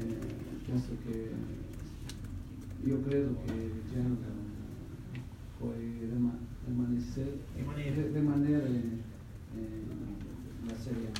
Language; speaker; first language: Italian; non-native, fluent; Portuguese